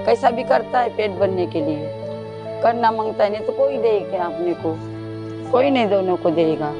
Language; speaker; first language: Hindi; non-native, local second language; Marathi